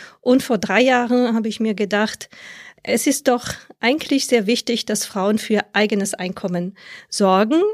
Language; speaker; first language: German; non-native, fluent; French